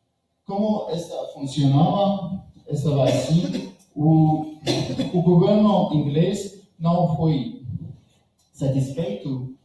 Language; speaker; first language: Portuguese; non-native, learner; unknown